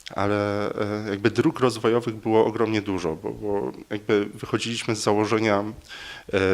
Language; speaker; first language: Polish; native; Polish